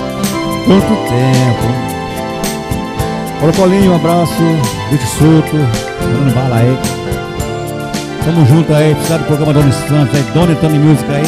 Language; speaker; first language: Portuguese; native; Portuguese